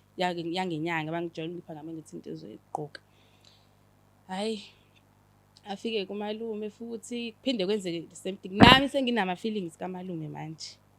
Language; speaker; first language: Zulu; native; Zulu